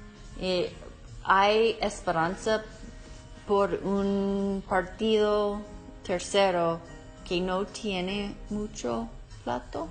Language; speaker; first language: Spanish; non-native, learner; English